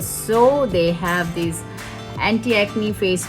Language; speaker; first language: English; non-native, local second language; Tamil